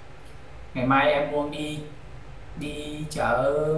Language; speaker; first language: Vietnamese; non-native, learner; Khmer